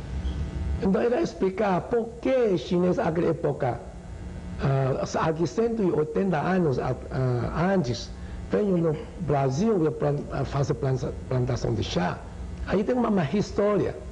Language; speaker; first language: Portuguese; non-native, learner; Chinese